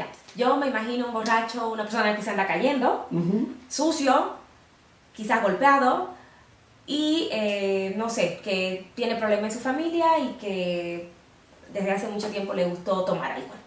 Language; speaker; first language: Spanish; native; Spanish